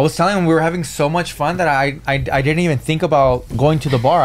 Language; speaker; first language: English; early bilingual, other home language; Spanish